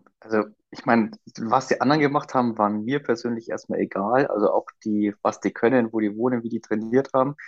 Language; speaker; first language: German; native; German